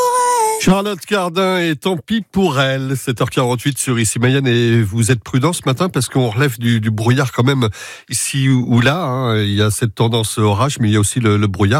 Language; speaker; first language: French; native; French